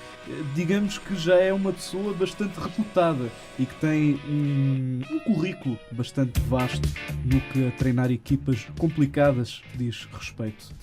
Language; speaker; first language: Portuguese; native; Portuguese